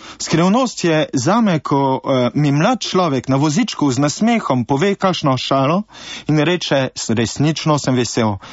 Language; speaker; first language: Slovenian; early bilingual, heritage; Slovenian